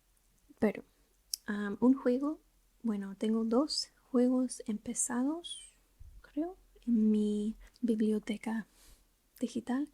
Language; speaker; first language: Spanish; non-native, learner; English